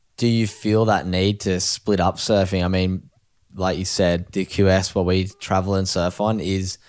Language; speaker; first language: English; native; English